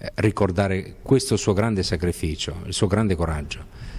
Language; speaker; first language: Italian; native; Italian